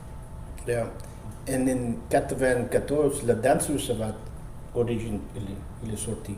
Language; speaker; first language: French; non-native, learner; Spanish